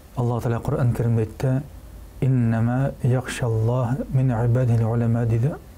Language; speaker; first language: Tatar; native; Tatar